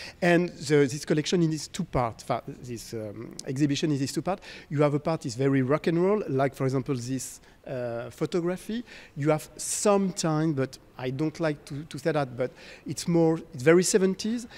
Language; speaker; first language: English; non-native, fluent; French